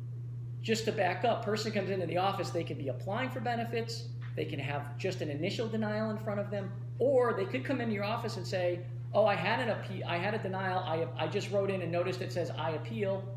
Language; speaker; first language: English; native; English